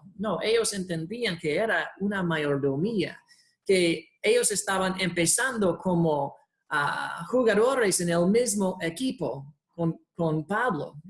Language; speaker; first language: Spanish; non-native, fluent; English